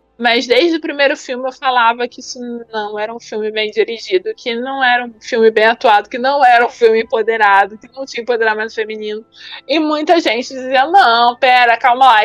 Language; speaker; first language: Portuguese; native; Portuguese